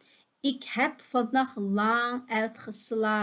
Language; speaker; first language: Dutch; non-native, fluent; Uyghur